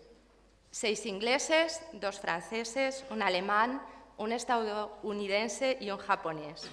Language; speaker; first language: Spanish; native; Spanish